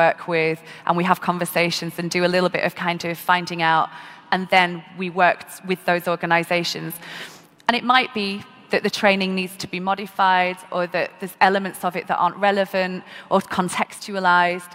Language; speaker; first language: English; native; English